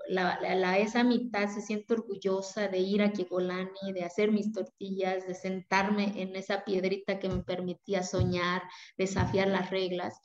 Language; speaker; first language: Spanish; non-native, local second language; Zapotec